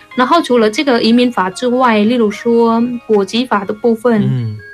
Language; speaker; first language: Chinese; non-native, fluent; Khmer